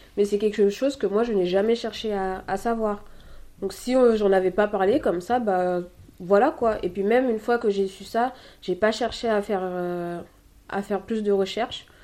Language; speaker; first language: French; early bilingual, other home language; Haitian Creole